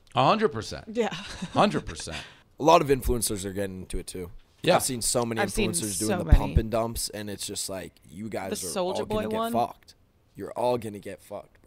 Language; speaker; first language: English; native; English